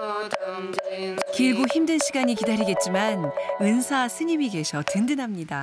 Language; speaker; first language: Korean; native; Korean